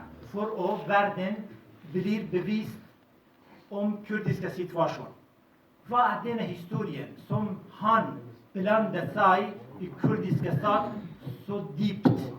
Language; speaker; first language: Norwegian; non-native, fluent; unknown